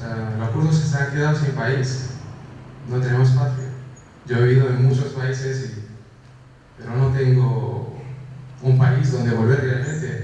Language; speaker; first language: Spanish; non-native, fluent; Kurdish